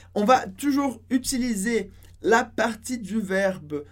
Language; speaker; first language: French; non-native, fluent; Portuguese